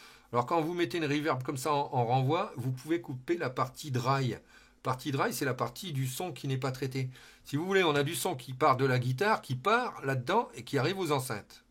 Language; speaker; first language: French; native; French